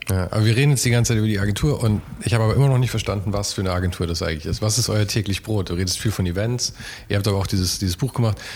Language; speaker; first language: German; native; German